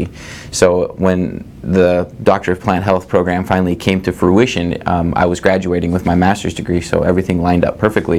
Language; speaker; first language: English; native; English